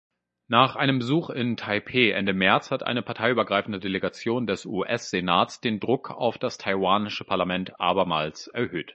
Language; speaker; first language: German; native; German